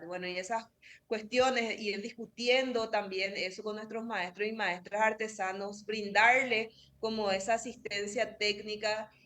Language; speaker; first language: Spanish; native; Spanish